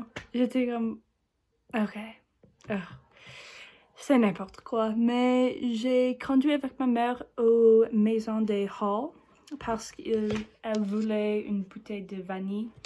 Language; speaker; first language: French; non-native, learner; English